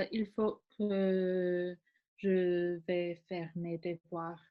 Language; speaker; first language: French; non-native, learner; English